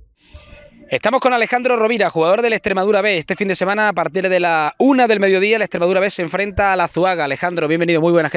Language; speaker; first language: Spanish; native; Spanish